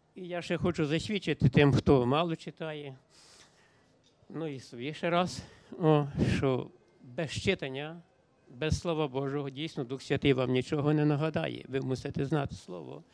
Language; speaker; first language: Ukrainian; native; Ukrainian